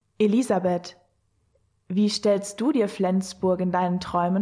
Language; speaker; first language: German; native; German